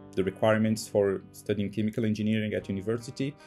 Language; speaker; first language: English; non-native, fluent; Portuguese